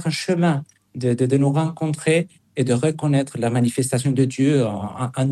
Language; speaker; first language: French; non-native, fluent; Spanish